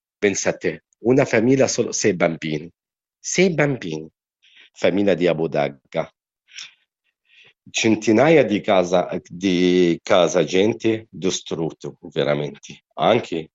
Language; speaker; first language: Italian; non-native, learner; Arabic